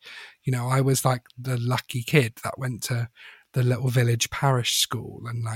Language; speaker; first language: English; native; English